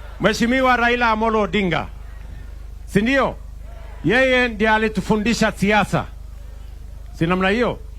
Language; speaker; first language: Swahili; non-native, local second language; Kalenjin